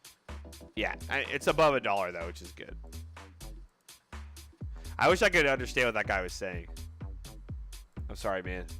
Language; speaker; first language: English; native; English